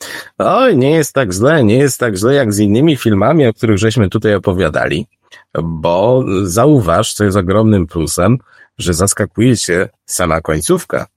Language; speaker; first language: Polish; native; Polish